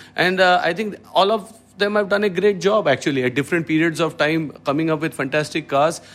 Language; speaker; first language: English; non-native, local second language; Malayalam